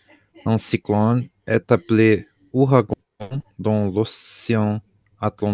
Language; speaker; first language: French; non-native, learner; Portuguese